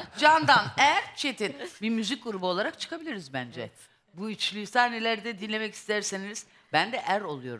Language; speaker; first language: Turkish; native; Turkish